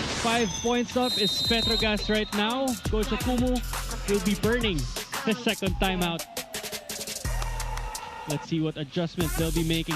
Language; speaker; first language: English; non-native, local second language; Filipino